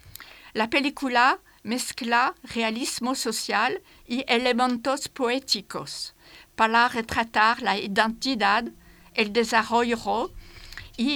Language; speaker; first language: Spanish; non-native, fluent; French